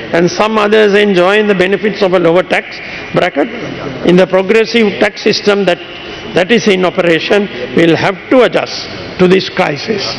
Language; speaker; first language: English; non-native, local second language; Sinhala